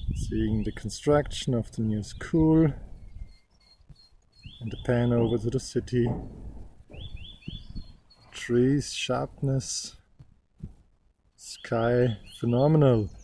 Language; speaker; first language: English; non-native, fluent; German